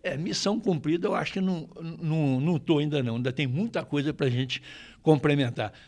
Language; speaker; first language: Portuguese; native; Portuguese